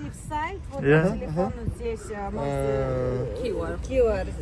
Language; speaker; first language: Russian; non-native, local second language; Kazakh